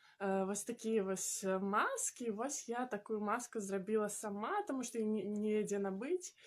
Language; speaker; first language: Belarusian; non-native, local second language; Russian